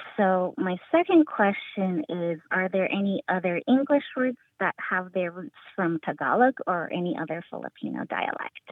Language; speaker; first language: English; early bilingual, other home language; Filipino